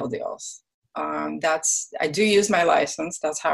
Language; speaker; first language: English; early bilingual, other home language; Ukrainian